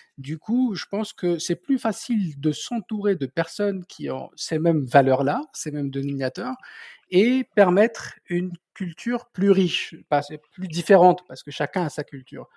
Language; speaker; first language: French; non-native, local second language; Berber languages